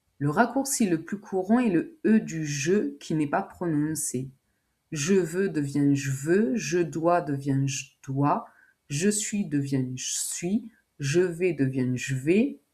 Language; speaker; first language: French; native; French